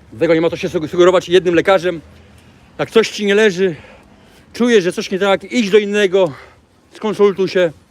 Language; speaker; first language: Polish; native; Polish